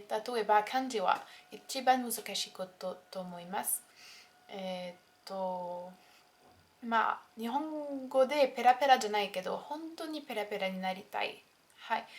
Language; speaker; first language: Japanese; non-native, learner; French